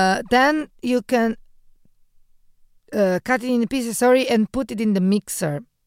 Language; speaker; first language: English; non-native, fluent; Italian